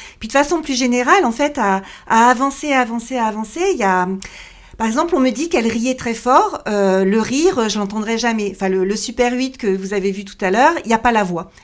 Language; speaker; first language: French; native; French